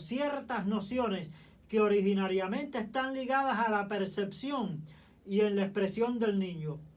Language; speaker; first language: Spanish; native; Spanish